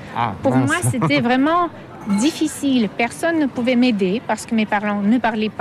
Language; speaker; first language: French; non-native, fluent; Russian